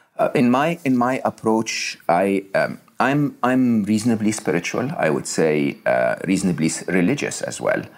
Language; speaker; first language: English; non-native, fluent; Arabic